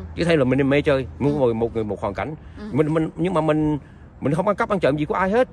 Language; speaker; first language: Vietnamese; native; Vietnamese